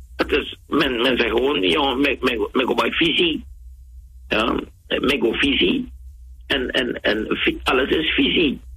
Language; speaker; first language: Dutch; native; Dutch